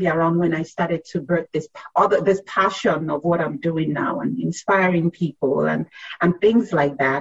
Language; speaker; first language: English; non-native, local second language; Yoruba